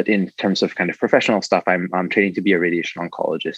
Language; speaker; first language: English; non-native, local second language; Filipino